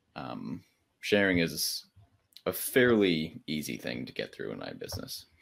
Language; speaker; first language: English; native; English